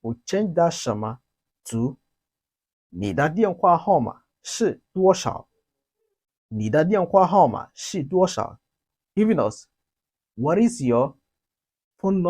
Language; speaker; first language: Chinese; non-native, fluent; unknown